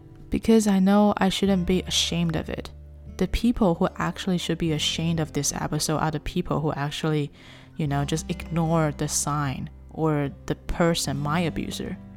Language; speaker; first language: English; non-native, fluent; Chinese